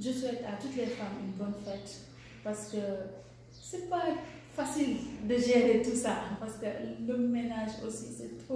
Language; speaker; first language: French; non-native, local second language; Wolof